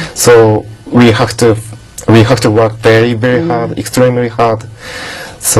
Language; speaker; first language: English; non-native, learner; Japanese